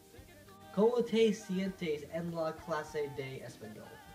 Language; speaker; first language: Spanish; non-native, learner; English